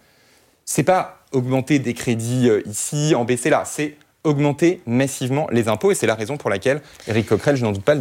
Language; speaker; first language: French; native; French